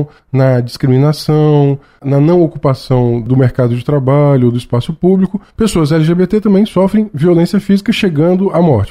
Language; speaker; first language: Portuguese; native; Portuguese